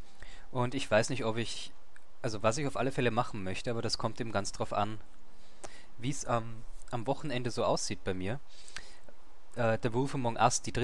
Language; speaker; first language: German; native; German